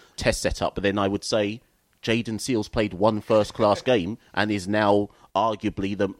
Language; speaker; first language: English; native; English